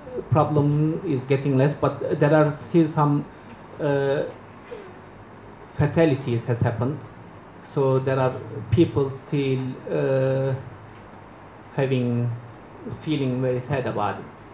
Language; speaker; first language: English; non-native, fluent; Turkish